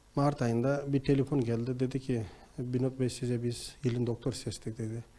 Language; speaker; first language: Turkish; non-native, fluent; Nepali